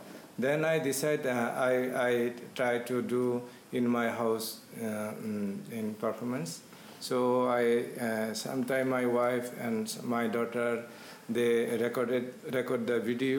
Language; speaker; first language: English; non-native, local second language; Kok Borok